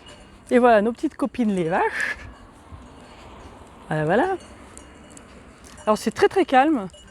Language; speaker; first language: French; native; French